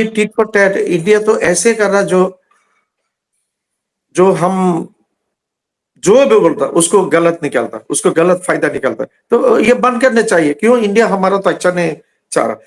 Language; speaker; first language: Hindi; non-native, learner; Bangla